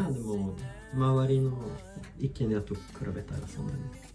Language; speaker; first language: Japanese; non-native, learner; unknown